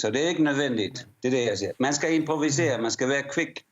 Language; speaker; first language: Danish; early bilingual, heritage; English